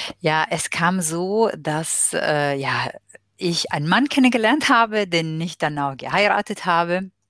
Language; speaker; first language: German; non-native, fluent; Italian